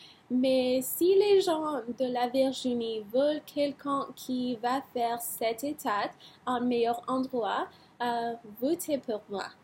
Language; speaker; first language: French; non-native, learner; English